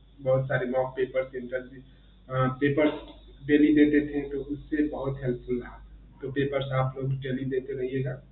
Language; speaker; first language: Hindi; native; Hindi